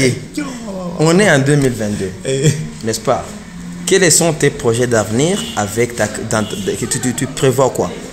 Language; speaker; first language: French; non-native, local second language; Rundi